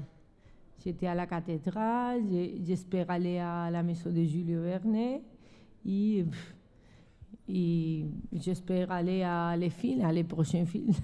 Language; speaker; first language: French; non-native, learner; Spanish